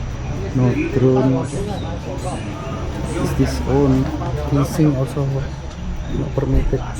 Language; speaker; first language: English; non-native, fluent; Indonesian